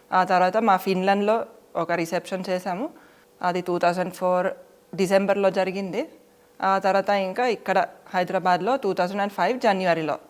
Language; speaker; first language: Telugu; non-native, fluent; Finnish